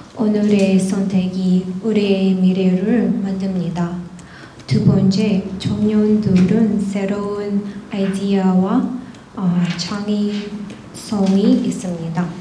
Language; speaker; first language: Korean; non-native, learner; Russian